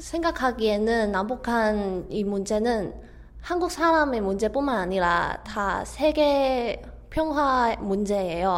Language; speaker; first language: Korean; non-native, fluent; Cantonese